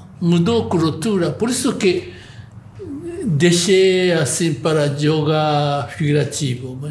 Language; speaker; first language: Portuguese; non-native, learner; Japanese